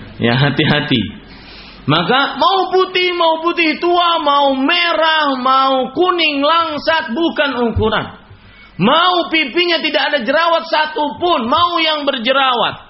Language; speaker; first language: Indonesian; native; Indonesian